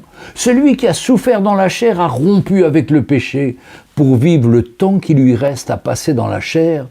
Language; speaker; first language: French; native; French